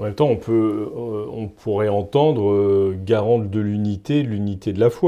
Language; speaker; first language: French; native; French